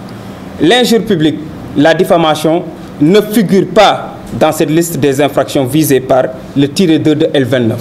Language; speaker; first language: French; non-native, local second language; Wolof